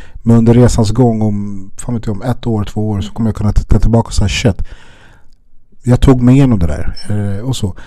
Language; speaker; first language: Swedish; early bilingual, other home language; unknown